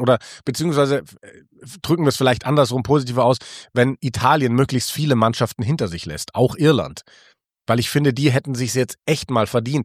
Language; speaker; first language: German; native; German